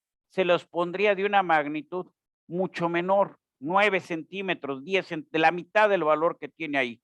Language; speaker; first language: Spanish; native; Spanish